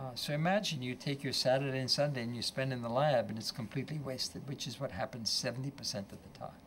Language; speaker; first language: English; early bilingual, other home language; German